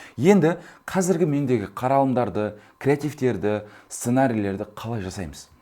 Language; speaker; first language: Kazakh; early bilingual, heritage; Kazakh